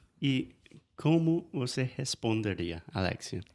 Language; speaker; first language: Portuguese; non-native, fluent; English